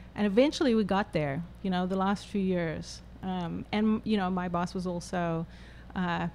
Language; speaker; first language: English; native; English